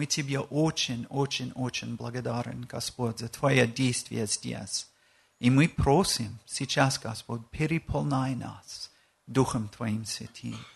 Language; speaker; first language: Russian; non-native, learner; English